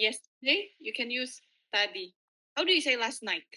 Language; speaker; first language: English; non-native, fluent; Indonesian